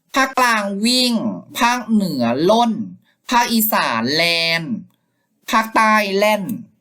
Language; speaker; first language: Thai; native; Thai